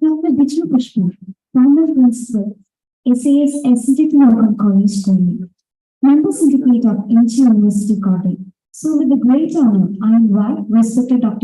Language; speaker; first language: English; non-native, local second language; Malayalam